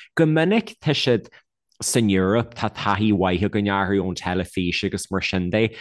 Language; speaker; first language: Irish; native; Irish